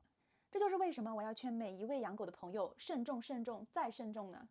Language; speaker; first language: Chinese; native; Chinese